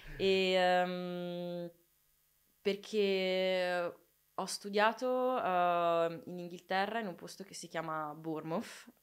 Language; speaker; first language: Italian; native; Italian